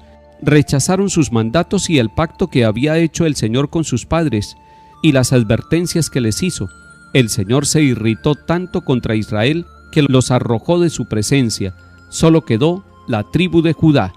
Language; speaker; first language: Spanish; native; Spanish